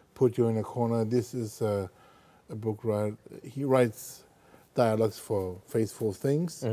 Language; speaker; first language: English; non-native, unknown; German